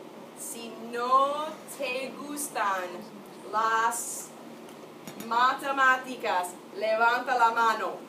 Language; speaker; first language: Spanish; non-native, fluent; English